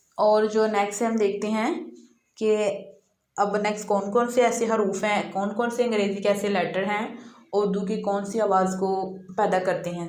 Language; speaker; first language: Urdu; native; Urdu